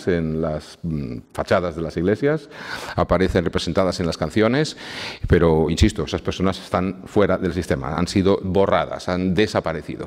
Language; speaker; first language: Spanish; native; Spanish